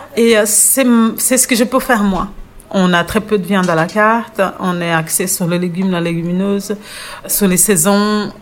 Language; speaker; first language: French; non-native, fluent; Portuguese